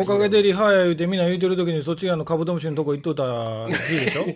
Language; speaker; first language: Japanese; native; Japanese